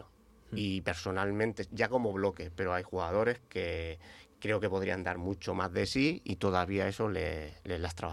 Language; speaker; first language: Spanish; native; Spanish